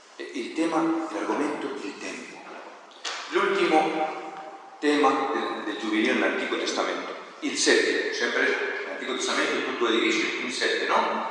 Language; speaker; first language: Italian; non-native, fluent; Spanish